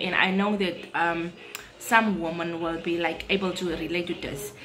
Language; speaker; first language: English; non-native, local second language; Afrikaans